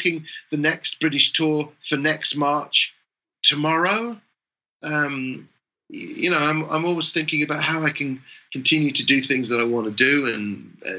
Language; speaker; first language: English; native; English